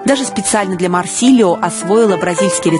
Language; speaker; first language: Russian; native; Russian